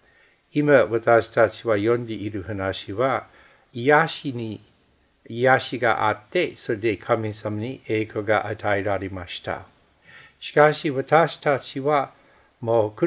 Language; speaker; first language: Japanese; non-native, fluent; English